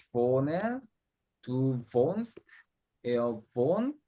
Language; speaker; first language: German; non-native, fluent; Korean